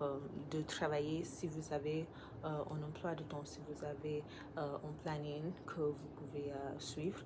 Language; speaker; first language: French; non-native, learner; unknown